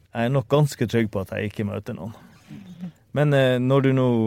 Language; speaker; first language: Norwegian; native; Norwegian